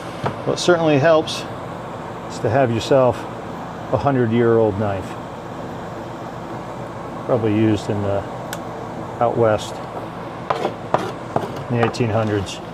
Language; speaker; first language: English; native; English